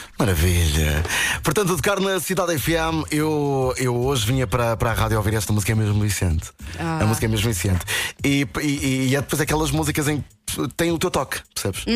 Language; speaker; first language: Portuguese; native; Portuguese